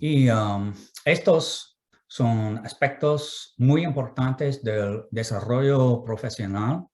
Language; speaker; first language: Spanish; non-native, fluent; English